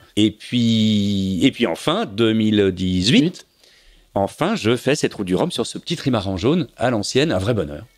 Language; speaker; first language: French; native; French